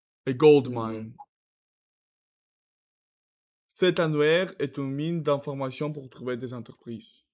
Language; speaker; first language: French; non-native, learner; Russian